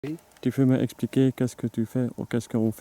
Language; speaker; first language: French; non-native, learner; Dutch